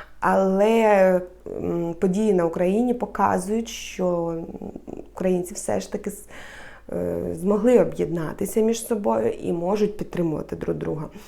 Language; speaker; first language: Ukrainian; native; Ukrainian